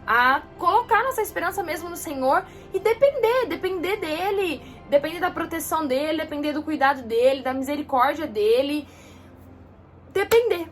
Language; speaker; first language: Portuguese; native; Portuguese